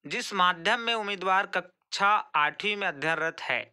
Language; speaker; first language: Hindi; native; Hindi